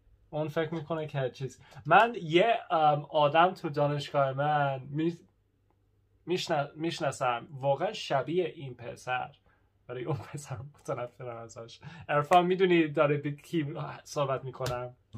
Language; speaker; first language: Persian; non-native, learner; English